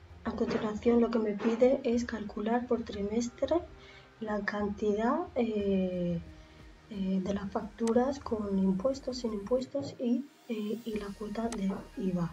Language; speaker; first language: Spanish; native; Spanish